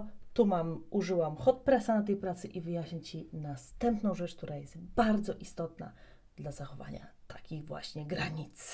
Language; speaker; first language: Polish; native; Polish